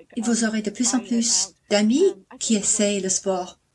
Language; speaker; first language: French; non-native, fluent; Cantonese